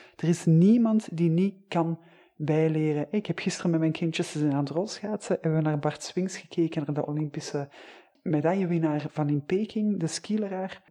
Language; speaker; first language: Dutch; native; Dutch